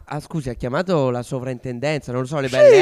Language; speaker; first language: Italian; native; Italian